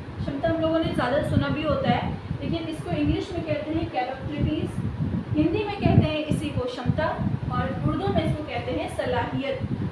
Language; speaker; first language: Hindi; native; Hindi